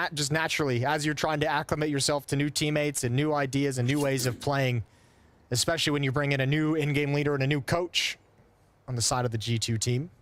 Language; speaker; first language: English; native; English